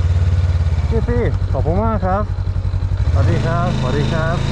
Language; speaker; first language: Thai; non-native, learner; Russian